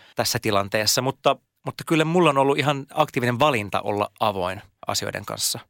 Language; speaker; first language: Finnish; non-native, local second language; Swedish